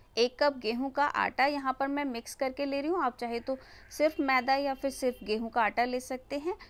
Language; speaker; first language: Hindi; native; Hindi